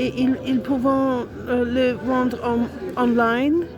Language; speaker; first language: French; non-native, learner; Italian